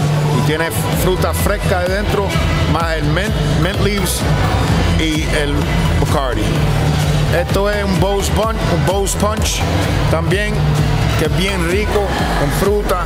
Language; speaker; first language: Spanish; early bilingual, heritage; Spanish